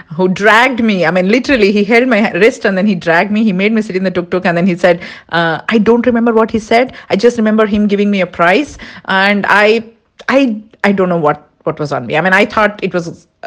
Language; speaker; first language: English; non-native, local second language; Tulu